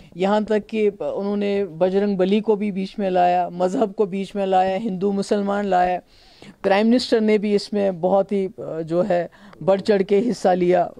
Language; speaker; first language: Hindi; non-native, local second language; Kashmiri